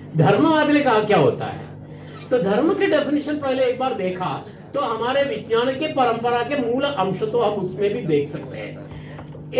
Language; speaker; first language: Hindi; non-native, local second language; Malayalam